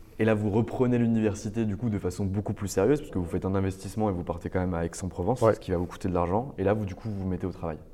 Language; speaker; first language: French; native; French